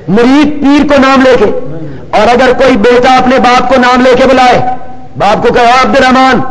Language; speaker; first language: Urdu; non-native, local second language; Punjabi